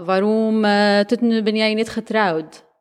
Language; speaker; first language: Dutch; non-native, learner; Arabic